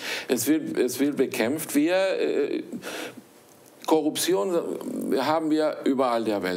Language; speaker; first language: German; early bilingual, heritage; German